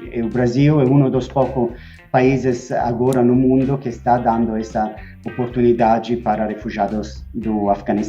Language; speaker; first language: Portuguese; non-native, fluent; Spanish